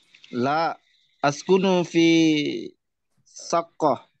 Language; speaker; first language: Arabic; non-native, learner; Indonesian